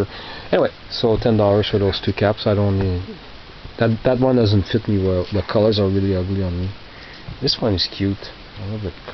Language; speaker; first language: English; non-native, local second language; French